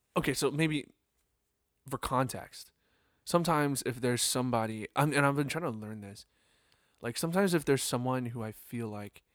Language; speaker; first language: English; native; English